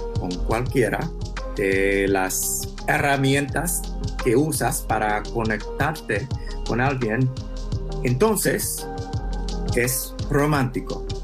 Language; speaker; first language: Spanish; early bilingual, heritage; English